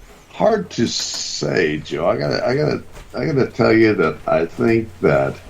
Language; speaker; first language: English; native; English